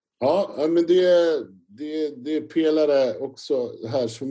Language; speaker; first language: Swedish; non-native, fluent; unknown